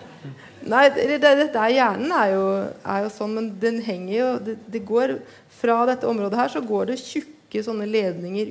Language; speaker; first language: Norwegian; native; Norwegian